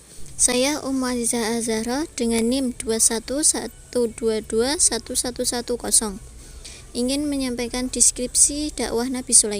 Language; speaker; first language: Indonesian; native; Indonesian